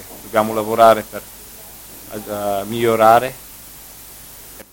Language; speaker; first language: Italian; non-native, fluent; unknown